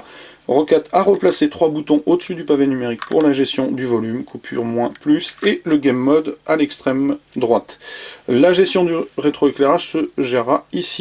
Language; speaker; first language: French; native; French